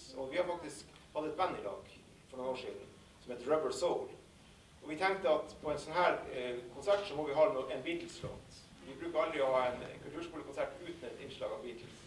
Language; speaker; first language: Norwegian; native; Norwegian